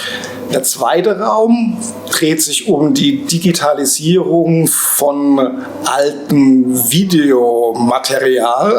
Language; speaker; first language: German; native; German